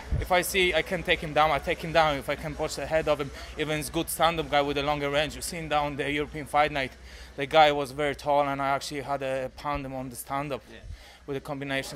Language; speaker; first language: English; non-native, fluent; Polish